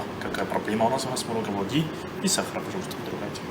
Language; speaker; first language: Russian; non-native, learner; Arabic